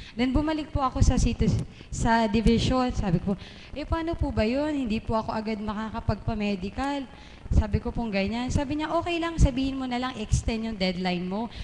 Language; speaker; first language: Filipino; native; Filipino